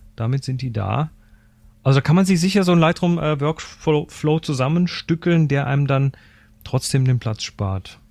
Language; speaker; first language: German; native; German